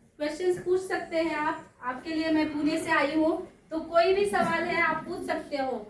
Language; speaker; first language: Hindi; non-native, local second language; Marathi